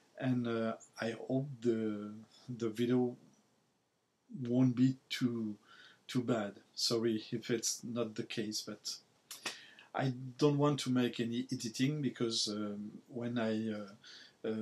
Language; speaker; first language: English; non-native, learner; French